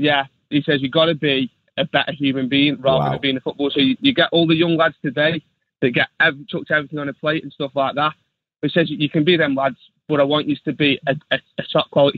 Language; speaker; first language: English; native; English